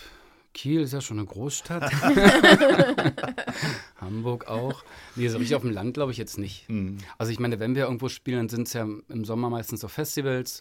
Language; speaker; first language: German; native; German